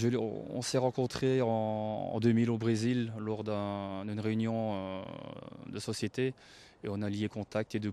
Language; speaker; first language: French; native; French